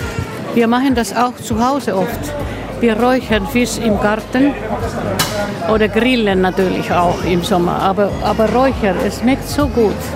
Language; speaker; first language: German; non-native, fluent; Finnish